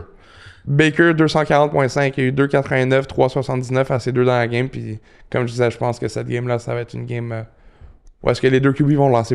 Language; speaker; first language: French; native; French